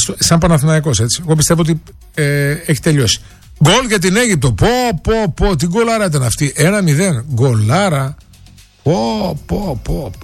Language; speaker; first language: Greek; early bilingual, other home language; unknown